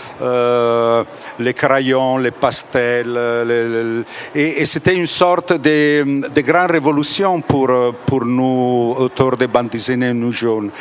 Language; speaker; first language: French; non-native, fluent; Italian